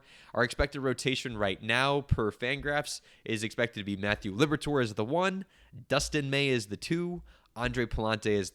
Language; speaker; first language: English; native; English